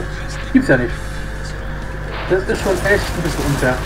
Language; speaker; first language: German; native; German